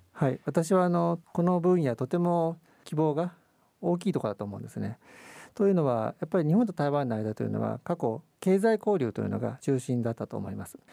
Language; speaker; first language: Japanese; native; Japanese